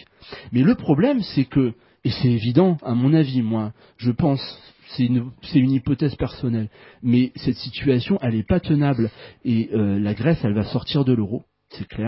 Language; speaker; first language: French; native; French